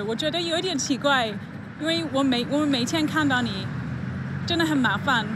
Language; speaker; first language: Chinese; non-native, learner; English